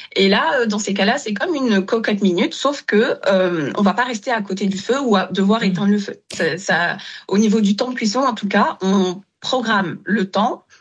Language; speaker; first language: French; non-native, local second language; Wolof